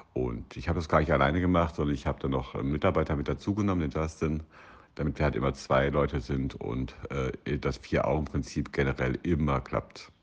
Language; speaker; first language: German; native; German